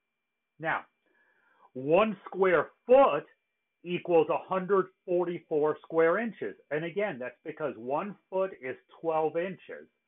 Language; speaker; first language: English; native; English